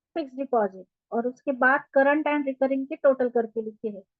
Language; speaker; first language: Hindi; non-native, local second language; Marathi